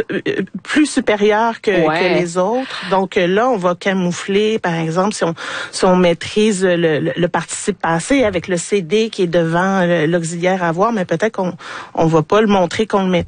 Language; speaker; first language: French; native; French